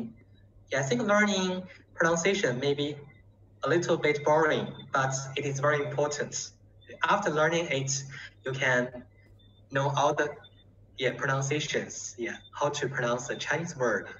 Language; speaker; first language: English; non-native, learner; Chinese